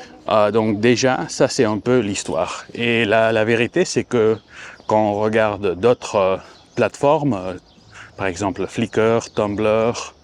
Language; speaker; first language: French; non-native, fluent; Spanish